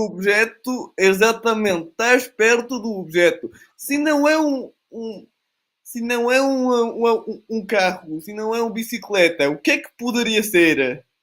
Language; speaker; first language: Portuguese; non-native, fluent; Italian